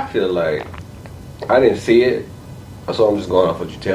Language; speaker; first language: English; native; English